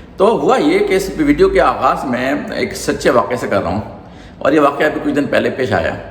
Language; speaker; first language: Urdu; native; Urdu